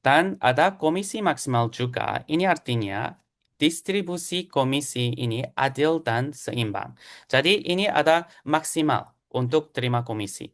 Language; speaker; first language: Indonesian; non-native, fluent; Korean